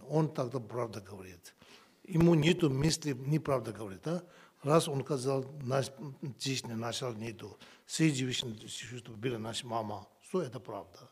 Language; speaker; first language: Russian; non-native, learner; Tibetan